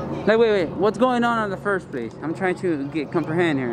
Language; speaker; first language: English; early bilingual, other home language; Spanish